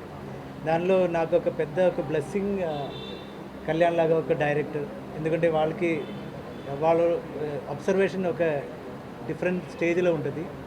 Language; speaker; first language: Telugu; non-native, fluent; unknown